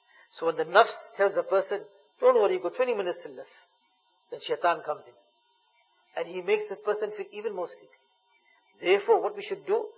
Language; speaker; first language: English; native; English